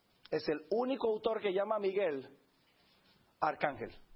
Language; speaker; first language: Spanish; native; Spanish